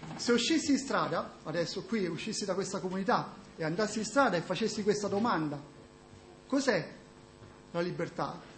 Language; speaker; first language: Italian; native; Italian